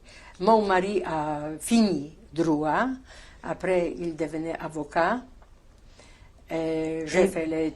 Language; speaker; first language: French; non-native, learner; Polish